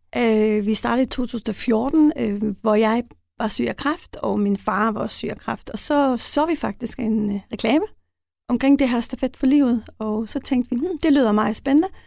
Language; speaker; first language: Danish; non-native, local second language; Faroese